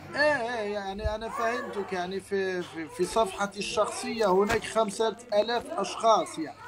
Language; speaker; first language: Arabic; non-native, local second language; Riffian